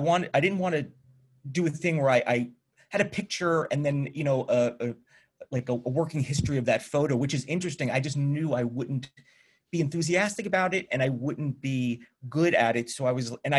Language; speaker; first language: English; native; English